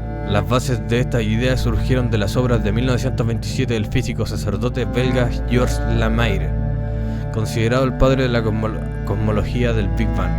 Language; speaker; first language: Spanish; native; Spanish